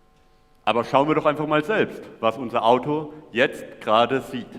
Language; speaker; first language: German; native; German